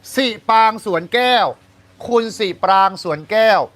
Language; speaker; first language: Thai; native; Thai